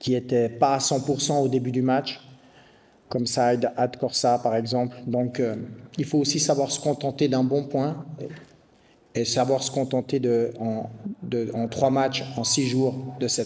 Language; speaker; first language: French; native; French